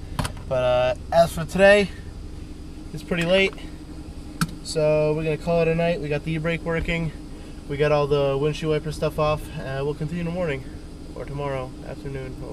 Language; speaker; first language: English; native; English